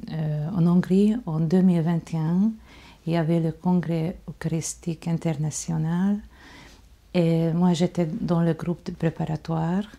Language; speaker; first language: French; non-native, fluent; Hungarian